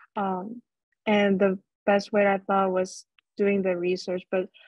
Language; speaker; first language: English; non-native, fluent; Korean